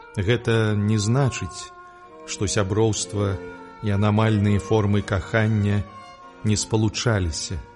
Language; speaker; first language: Belarusian; native; Belarusian